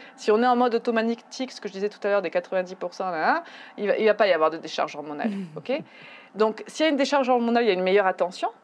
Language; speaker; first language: French; native; French